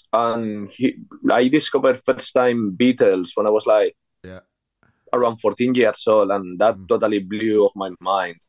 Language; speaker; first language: English; non-native, fluent; Spanish